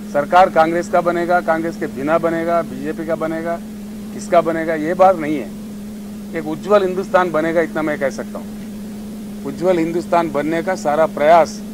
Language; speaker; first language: Hindi; non-native, local second language; Telugu